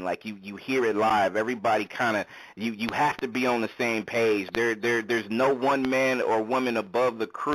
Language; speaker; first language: English; native; English